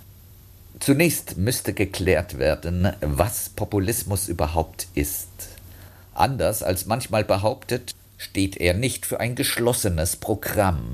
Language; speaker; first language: German; native; German